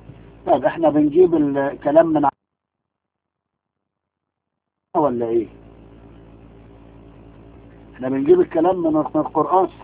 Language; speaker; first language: Arabic; native; Arabic